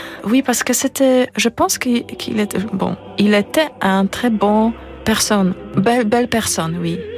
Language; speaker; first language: French; non-native, fluent; Polish